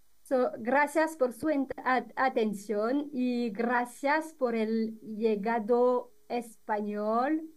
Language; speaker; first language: Spanish; non-native, fluent; French